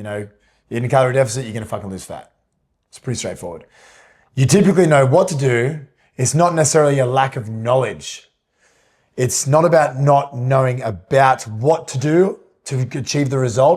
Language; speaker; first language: English; native; English